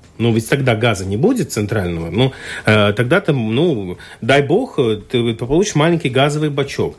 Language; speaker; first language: Russian; non-native, local second language; Latvian